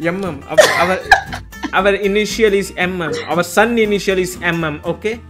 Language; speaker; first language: English; non-native, learner; Tamil